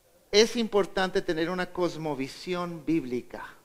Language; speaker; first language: Spanish; native; Spanish